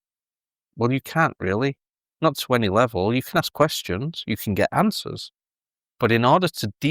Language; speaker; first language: English; native; English